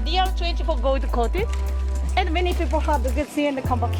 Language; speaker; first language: English; non-native, learner; Japanese